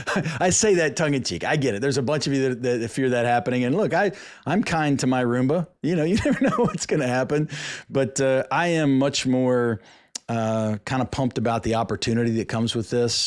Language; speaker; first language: English; native; English